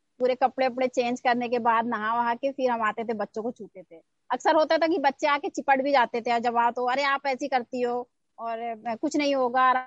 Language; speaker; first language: Hindi; native; Hindi